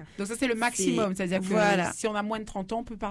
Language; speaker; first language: French; native; French